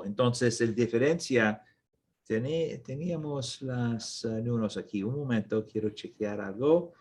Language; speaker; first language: Spanish; non-native, learner; English